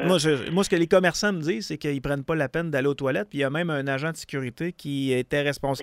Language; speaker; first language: French; native; French